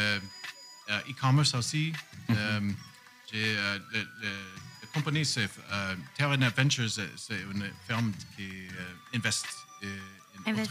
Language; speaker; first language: French; non-native, learner; English